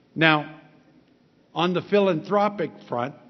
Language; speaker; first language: English; early bilingual, other home language; Spanish